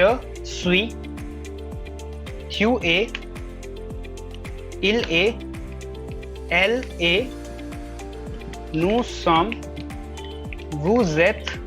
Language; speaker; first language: French; non-native, fluent; Hindi